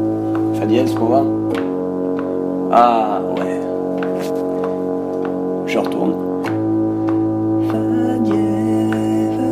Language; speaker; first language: French; native; French